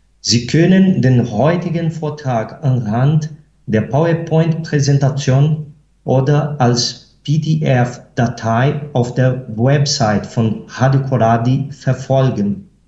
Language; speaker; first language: German; non-native, fluent; Portuguese